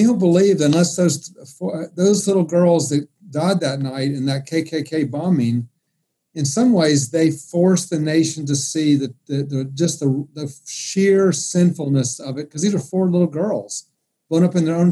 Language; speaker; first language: English; native; English